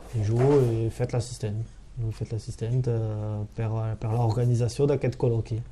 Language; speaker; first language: Catalan; non-native, local second language; French